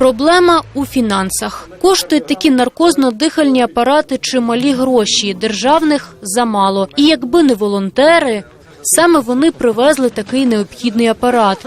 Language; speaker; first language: Ukrainian; native; Ukrainian